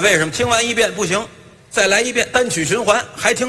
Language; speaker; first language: Chinese; native; Chinese